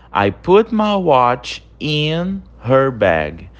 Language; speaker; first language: English; non-native, fluent; Portuguese